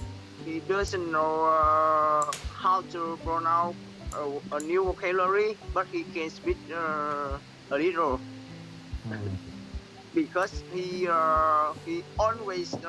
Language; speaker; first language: English; non-native, learner; Vietnamese